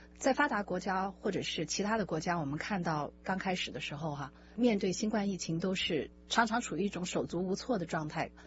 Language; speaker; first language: Chinese; native; Chinese